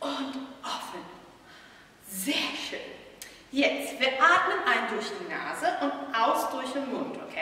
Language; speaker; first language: German; non-native, fluent; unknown